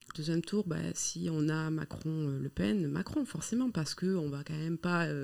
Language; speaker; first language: French; native; French